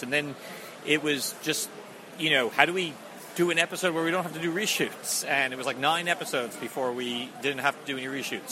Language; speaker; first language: English; native; English